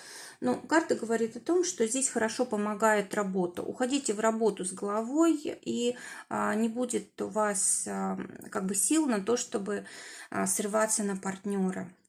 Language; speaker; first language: Russian; native; Russian